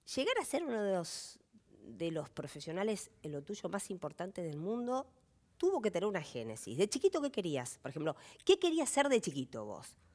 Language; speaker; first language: Spanish; native; Spanish